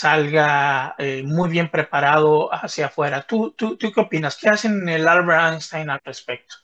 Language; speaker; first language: Spanish; native; Spanish